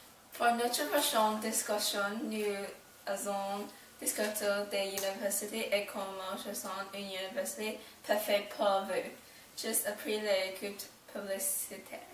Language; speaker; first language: French; non-native, learner; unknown